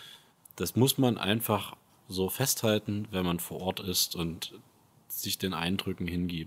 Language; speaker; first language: German; native; German